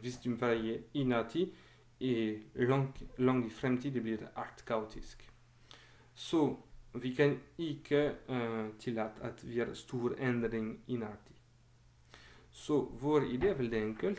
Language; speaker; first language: Norwegian; non-native, learner; Dutch